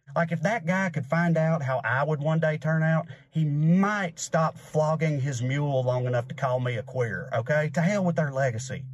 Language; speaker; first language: English; native; English